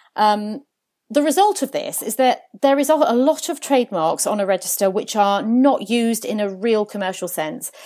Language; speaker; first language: English; early bilingual, other home language; Italian